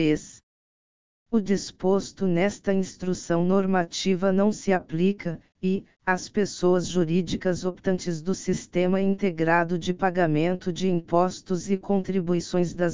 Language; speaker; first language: Portuguese; native; Portuguese